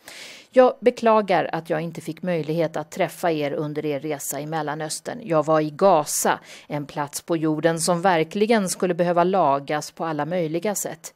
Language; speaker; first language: Swedish; native; Swedish